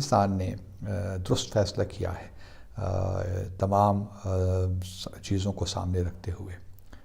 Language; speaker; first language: Urdu; native; Urdu